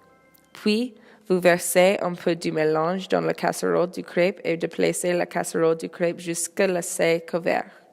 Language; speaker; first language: French; non-native, learner; English